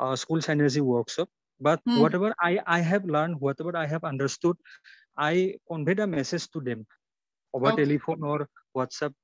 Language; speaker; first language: English; non-native, local second language; Assamese